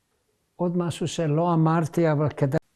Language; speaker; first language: Hebrew; early bilingual, other home language; Hungarian